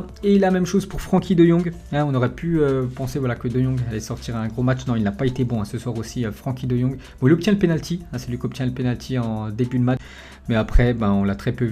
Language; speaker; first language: French; native; French